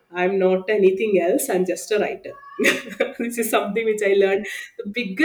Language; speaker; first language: English; non-native, local second language; Malayalam